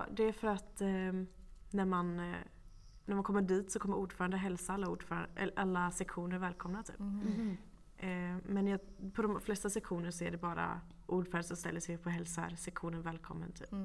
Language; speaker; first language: Swedish; native; Swedish